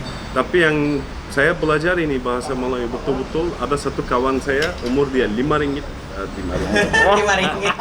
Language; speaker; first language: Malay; non-native, fluent; Turkish